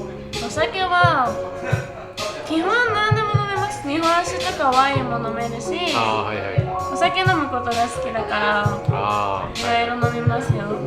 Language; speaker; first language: Japanese; native; Japanese